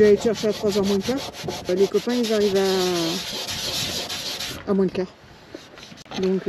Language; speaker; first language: French; native; French